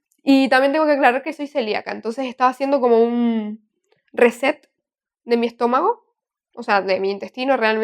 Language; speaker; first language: Spanish; native; Spanish